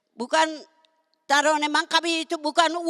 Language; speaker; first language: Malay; non-native, local second language; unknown